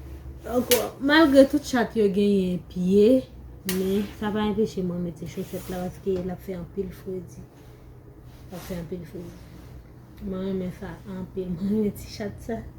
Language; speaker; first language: French; non-native, learner; Haitian Creole